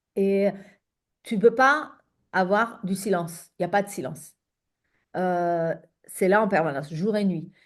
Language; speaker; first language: French; non-native, fluent; Persian